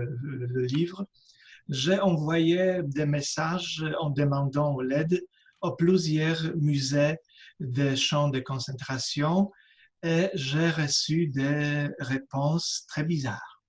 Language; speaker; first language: French; non-native, fluent; Polish